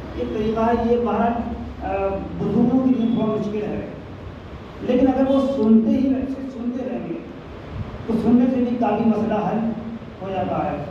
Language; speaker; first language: Urdu; native; Urdu